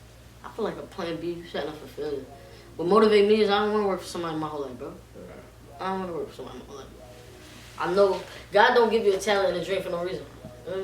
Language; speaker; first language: English; native; English